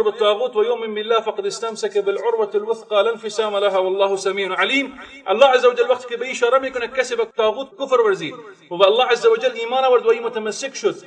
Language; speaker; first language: Persian; native; Persian